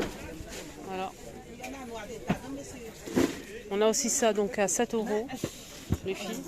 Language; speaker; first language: French; native; French